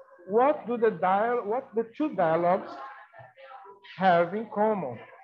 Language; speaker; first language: English; non-native, fluent; Portuguese